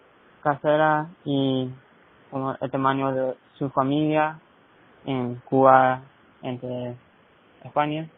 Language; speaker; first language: Spanish; early bilingual, heritage; Spanish